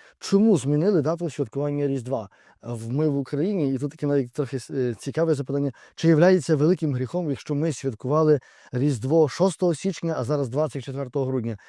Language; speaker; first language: Ukrainian; native; Ukrainian